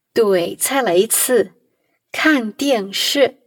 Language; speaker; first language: Chinese; non-native, fluent; Portuguese